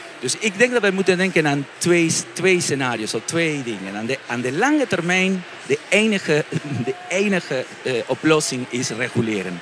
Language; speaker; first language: Dutch; non-native, fluent; Spanish